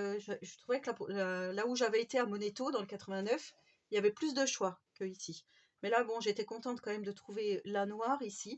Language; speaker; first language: French; native; French